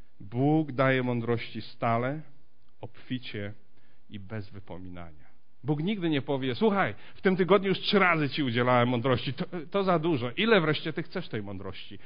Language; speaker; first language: Polish; native; Polish